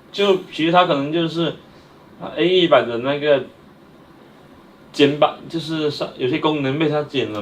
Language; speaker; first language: Chinese; native; Chinese